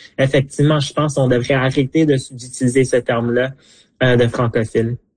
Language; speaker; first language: French; non-native, local second language; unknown